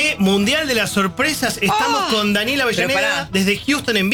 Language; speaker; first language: Spanish; native; Spanish